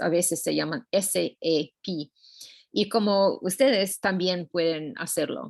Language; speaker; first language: Spanish; non-native, learner; English